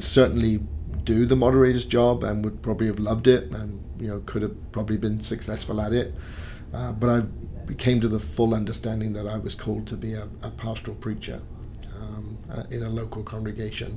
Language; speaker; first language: English; native; English